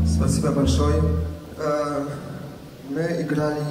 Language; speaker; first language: Russian; non-native, learner; Polish